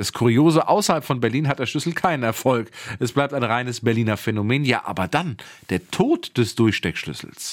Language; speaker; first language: German; native; German